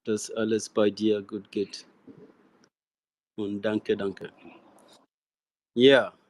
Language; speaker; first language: German; non-native, learner; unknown